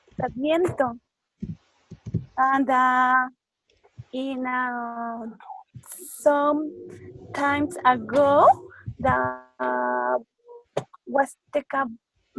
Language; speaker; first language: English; non-native, learner; Spanish